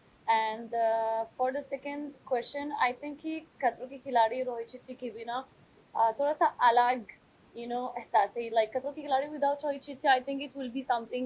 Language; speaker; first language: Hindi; non-native, learner; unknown